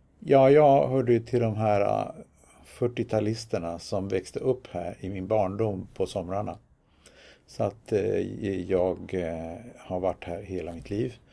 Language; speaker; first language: Swedish; native; Swedish